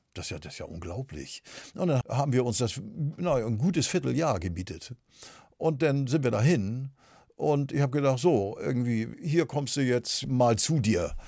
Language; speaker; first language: German; native; German